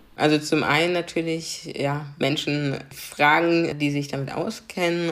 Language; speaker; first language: German; native; German